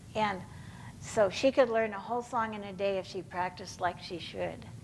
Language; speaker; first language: English; native; English